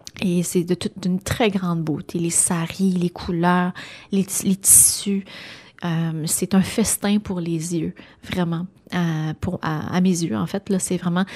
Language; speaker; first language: French; native; French